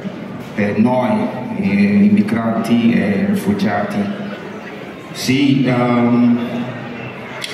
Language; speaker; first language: Italian; non-native, learner; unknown